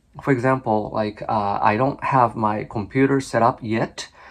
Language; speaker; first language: English; non-native, fluent; Japanese